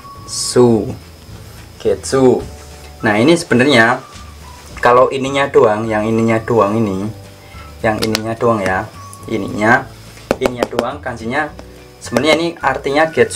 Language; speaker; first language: Indonesian; native; Indonesian